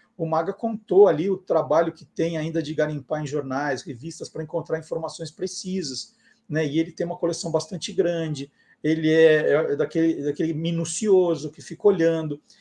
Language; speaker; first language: Portuguese; native; Portuguese